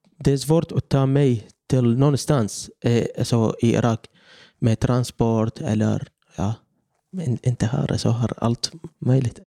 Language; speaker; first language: Swedish; non-native, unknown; Arabic